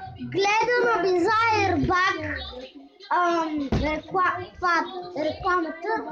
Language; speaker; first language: Bulgarian; native; Bulgarian